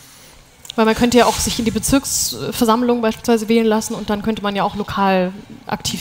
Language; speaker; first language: German; native; German